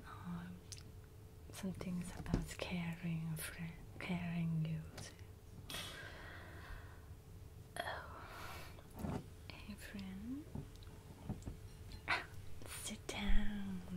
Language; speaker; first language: English; non-native, learner; Cantonese